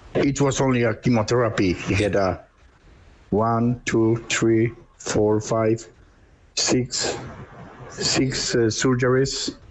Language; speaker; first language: English; non-native, learner; Polish